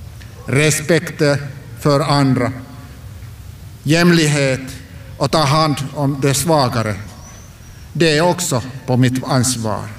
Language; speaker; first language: Swedish; non-native, local second language; Finnish